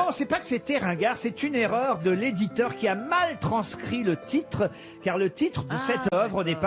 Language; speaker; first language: French; native; French